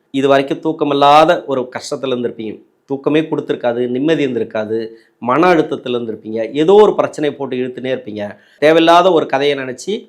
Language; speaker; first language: Tamil; native; Tamil